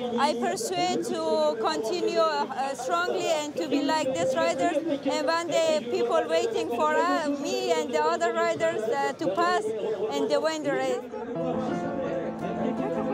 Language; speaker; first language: English; non-native, learner; Persian